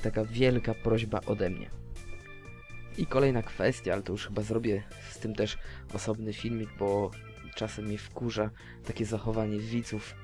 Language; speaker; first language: Polish; native; Polish